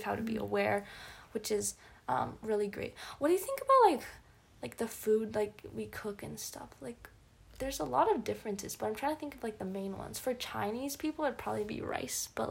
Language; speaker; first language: English; native; English